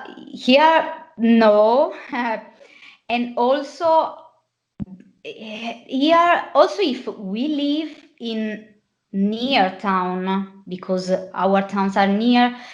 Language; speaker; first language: English; non-native, fluent; Italian